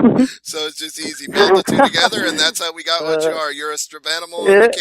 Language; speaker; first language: English; native; English